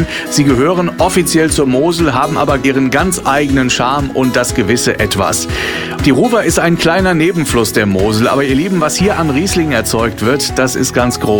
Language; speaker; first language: German; native; German